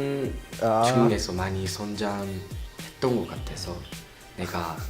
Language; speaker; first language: Korean; non-native, learner; Japanese